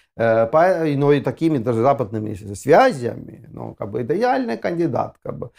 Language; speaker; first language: Russian; non-native, fluent; Estonian